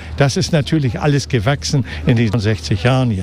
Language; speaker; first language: German; native; German